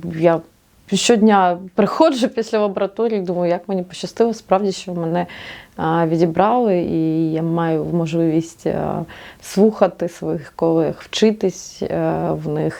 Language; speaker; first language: Ukrainian; native; Ukrainian